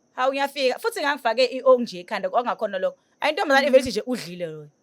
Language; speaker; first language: Zulu; native; Zulu